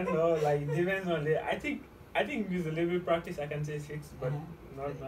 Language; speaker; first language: English; non-native, fluent; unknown